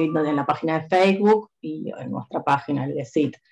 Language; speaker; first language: Spanish; native; Spanish